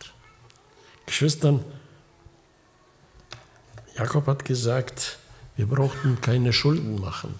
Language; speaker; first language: German; early bilingual, heritage; German